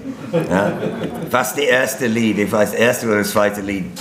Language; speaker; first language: German; non-native, learner; English